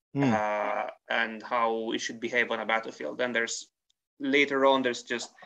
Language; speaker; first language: English; non-native, fluent; Italian